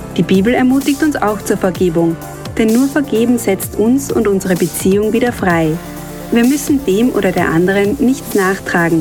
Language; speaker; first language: German; native; German